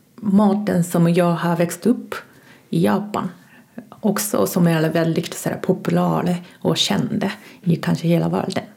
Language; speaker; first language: Swedish; non-native, fluent; Japanese